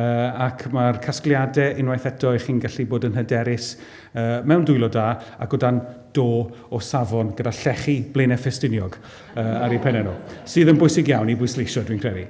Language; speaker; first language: Welsh; native; Welsh